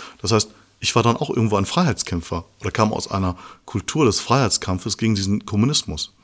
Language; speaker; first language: German; early bilingual, other home language; Persian